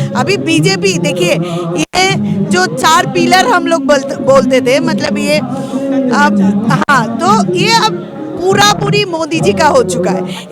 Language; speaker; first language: Hindi; non-native, local second language; Bangla